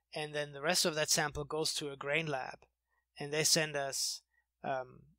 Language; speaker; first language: English; non-native, fluent; German